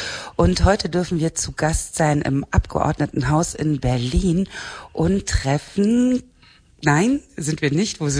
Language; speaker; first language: German; native; German